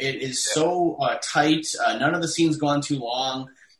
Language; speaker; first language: English; native; English